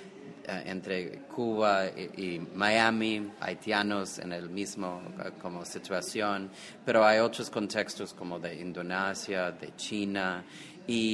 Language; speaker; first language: Spanish; non-native, fluent; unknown